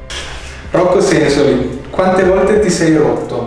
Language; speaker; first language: Italian; native; Italian